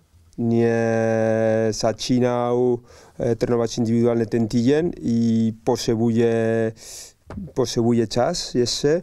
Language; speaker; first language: Polish; non-native, learner; Spanish